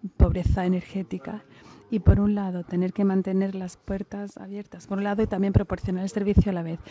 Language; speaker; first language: Spanish; non-native, fluent; English